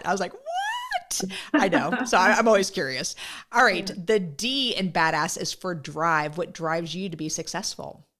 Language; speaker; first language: English; native; English